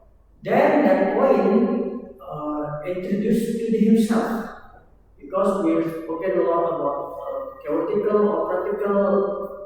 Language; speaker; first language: English; non-native, learner; Indonesian